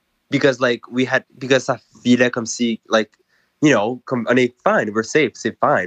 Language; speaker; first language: English; non-native, local second language; French